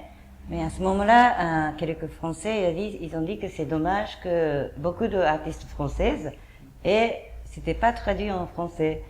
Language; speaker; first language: French; non-native, fluent; Japanese